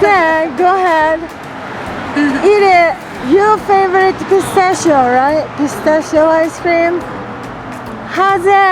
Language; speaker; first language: English; non-native, fluent; Japanese